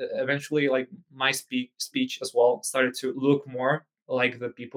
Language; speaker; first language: English; non-native, fluent; Czech